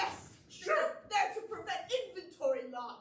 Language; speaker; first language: English; native; English